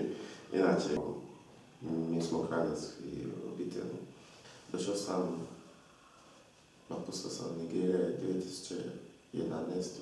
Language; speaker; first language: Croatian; non-native, learner; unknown